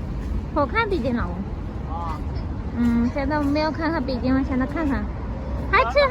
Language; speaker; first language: Chinese; non-native, learner; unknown